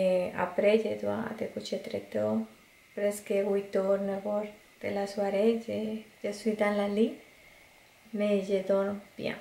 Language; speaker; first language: French; non-native, learner; Spanish